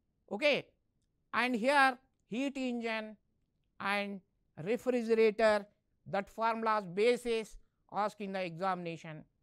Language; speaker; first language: English; non-native, local second language; Telugu